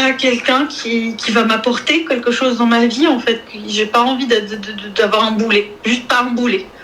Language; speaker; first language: French; non-native, local second language; Arabic